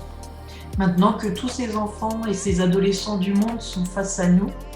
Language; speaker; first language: French; native; French